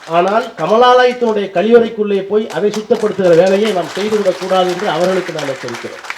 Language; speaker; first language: Tamil; native; Tamil